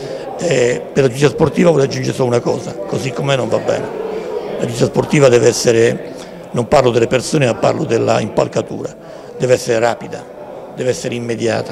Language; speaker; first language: Italian; native; Italian